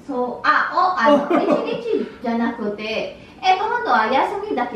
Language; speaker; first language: Japanese; non-native, learner; Filipino